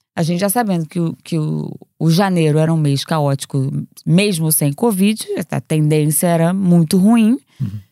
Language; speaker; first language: Portuguese; native; Portuguese